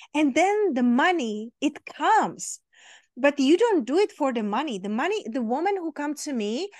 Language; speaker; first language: English; non-native, fluent; Czech